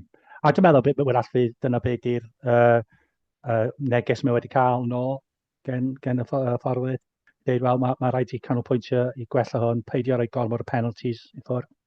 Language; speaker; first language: Welsh; native; Welsh